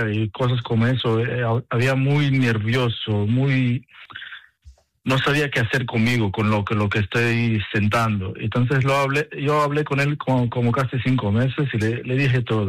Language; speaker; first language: Spanish; early bilingual, heritage; Spanish